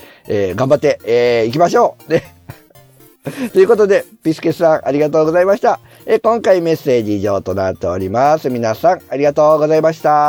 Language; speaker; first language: Japanese; native; Japanese